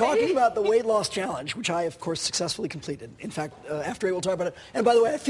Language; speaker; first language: English; native; English